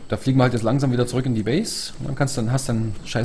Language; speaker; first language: German; native; German